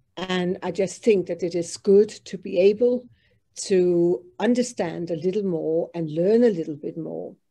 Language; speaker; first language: English; non-native, fluent; Danish